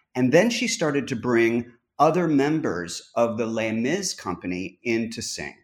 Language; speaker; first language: English; native; English